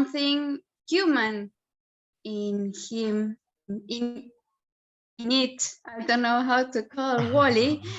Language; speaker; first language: English; non-native, learner; Spanish